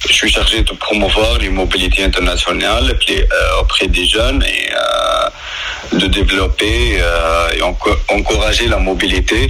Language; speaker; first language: French; non-native, learner; Arabic